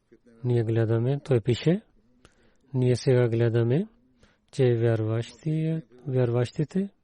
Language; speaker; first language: Bulgarian; non-native, learner; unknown